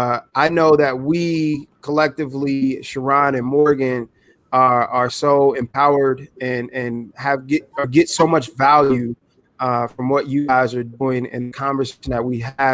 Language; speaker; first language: English; native; English